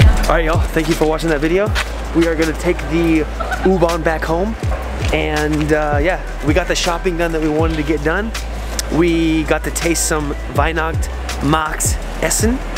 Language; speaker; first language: English; native; English